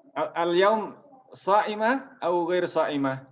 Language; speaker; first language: Arabic; non-native, fluent; Indonesian